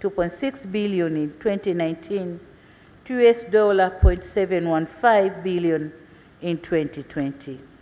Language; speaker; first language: English; non-native, local second language; Swahili